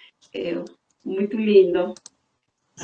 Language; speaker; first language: Portuguese; non-native, fluent; Spanish